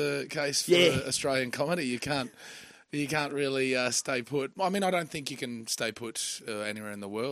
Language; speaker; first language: English; native; English